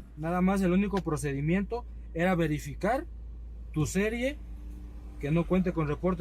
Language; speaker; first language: Spanish; native; Spanish